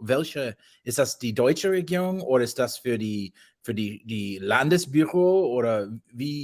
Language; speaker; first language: German; non-native, learner; English